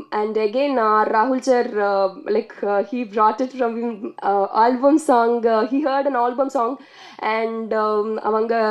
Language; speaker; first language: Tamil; non-native, learner; Telugu